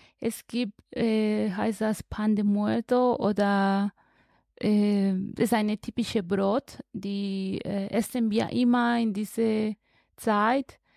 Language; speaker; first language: German; non-native, learner; Spanish